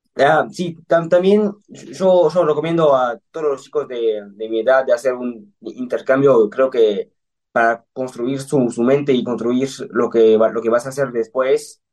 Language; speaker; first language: Spanish; early bilingual, heritage; Spanish